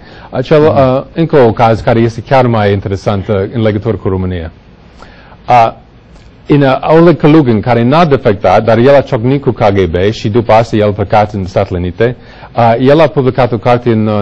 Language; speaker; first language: Romanian; non-native, learner; English